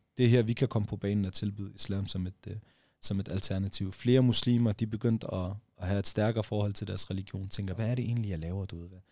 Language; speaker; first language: Danish; early bilingual, other home language; Arabic